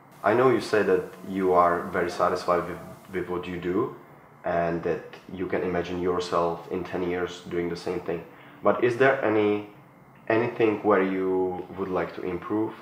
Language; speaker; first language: English; non-native, fluent; Czech